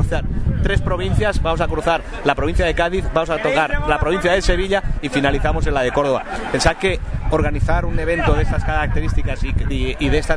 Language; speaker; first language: Spanish; native; Spanish